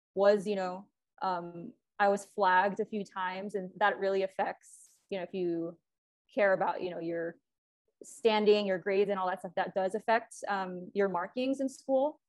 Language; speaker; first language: English; non-native, local second language; Filipino